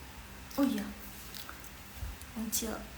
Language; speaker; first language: Chinese; non-native, fluent; Indonesian